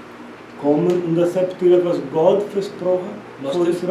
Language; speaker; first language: German; non-native, learner; Portuguese